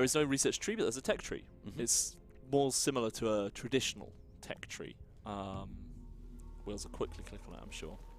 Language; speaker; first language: English; native; English